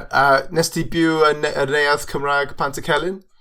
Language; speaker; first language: Welsh; non-native, local second language; English